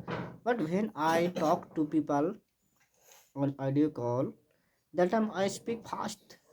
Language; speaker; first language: English; non-native, learner; Hindi